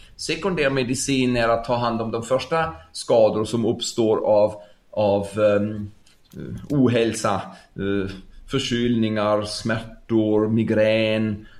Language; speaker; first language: Swedish; non-native, fluent; German